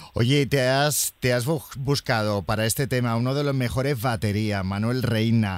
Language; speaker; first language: Spanish; native; Spanish